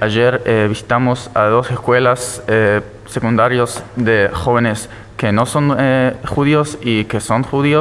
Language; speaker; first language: Spanish; early bilingual, heritage; Spanish